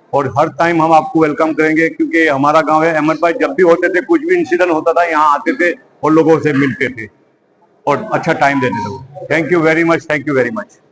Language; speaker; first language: Hindi; non-native, local second language; Gujarati